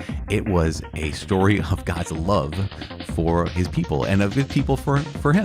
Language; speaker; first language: English; native; English